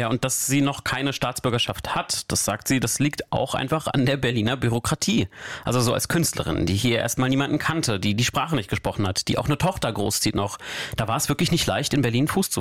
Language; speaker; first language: German; native; German